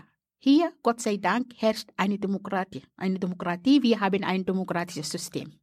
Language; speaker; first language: German; non-native, fluent; Arabic